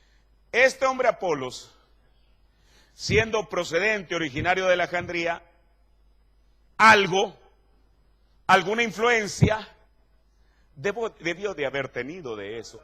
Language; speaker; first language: Spanish; native; Spanish